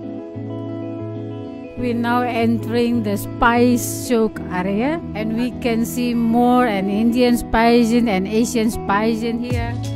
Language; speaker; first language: English; non-native, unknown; Indonesian